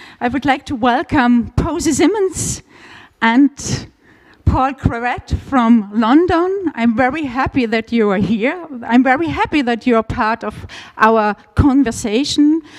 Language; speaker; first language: English; non-native, fluent; German